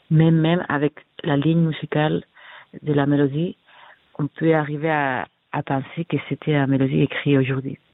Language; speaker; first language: French; non-native, fluent; Spanish